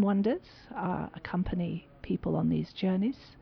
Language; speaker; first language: English; native; English